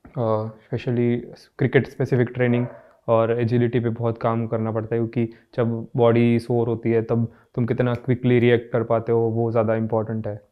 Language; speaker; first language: Hindi; non-native, local second language; Gujarati